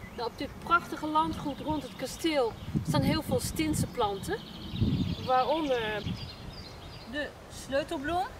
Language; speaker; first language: Dutch; native; Dutch